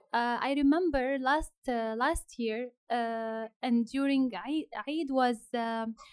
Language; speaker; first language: English; non-native, fluent; Arabic